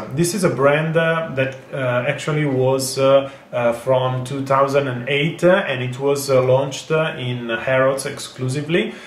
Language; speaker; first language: English; non-native, fluent; Italian